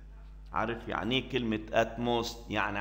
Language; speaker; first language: Arabic; native; Arabic